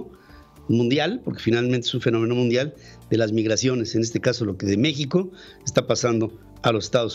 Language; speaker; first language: Spanish; native; Spanish